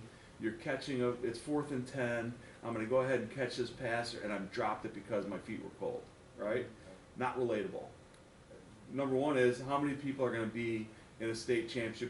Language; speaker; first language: English; native; English